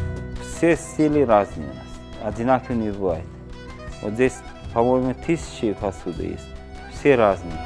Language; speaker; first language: Russian; non-native, learner; Uzbek